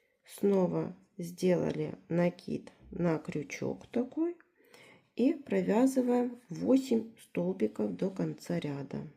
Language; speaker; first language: Russian; native; Russian